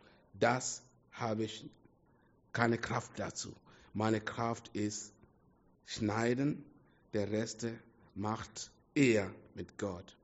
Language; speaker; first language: German; non-native, fluent; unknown